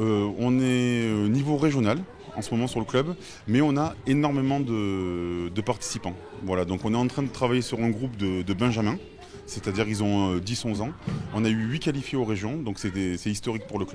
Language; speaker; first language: French; native; French